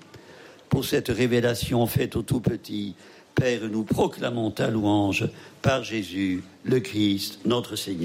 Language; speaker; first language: French; native; French